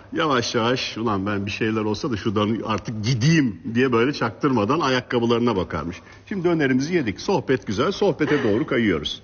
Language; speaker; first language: Turkish; native; Turkish